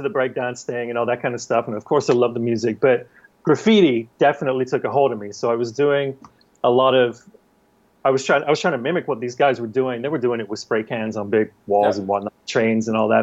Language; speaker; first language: English; native; English